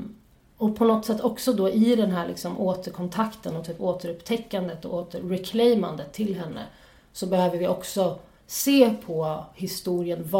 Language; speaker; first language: Swedish; native; Swedish